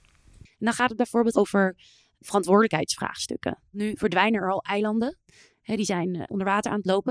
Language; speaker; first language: Dutch; native; Dutch